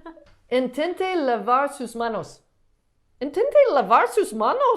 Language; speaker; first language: Spanish; non-native, learner; English